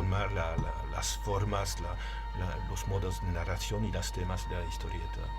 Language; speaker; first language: Spanish; non-native, learner; French